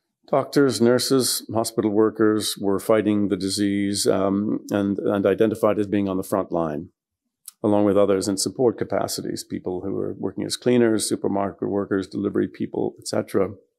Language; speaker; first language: English; native; English